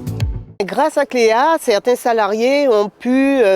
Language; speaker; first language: French; native; French